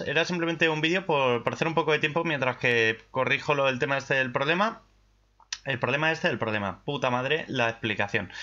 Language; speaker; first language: Spanish; native; Spanish